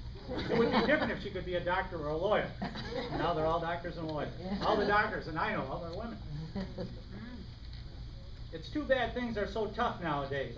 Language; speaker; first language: English; native; English